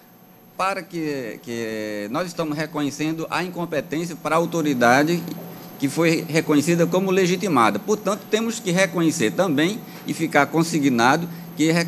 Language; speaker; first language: Portuguese; native; Portuguese